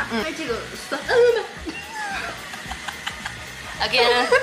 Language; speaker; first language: Chinese; native; Chinese